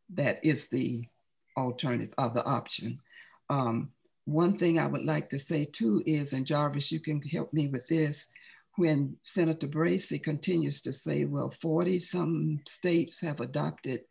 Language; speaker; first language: English; native; English